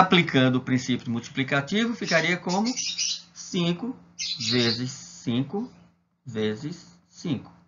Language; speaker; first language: Portuguese; native; Portuguese